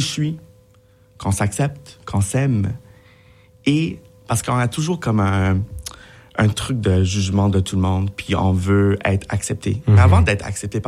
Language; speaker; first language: French; native; French